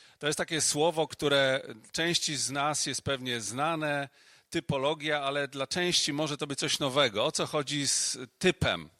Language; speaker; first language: Polish; native; Polish